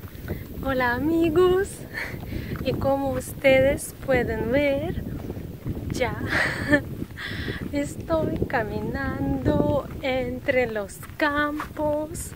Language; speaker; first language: Spanish; non-native, learner; Russian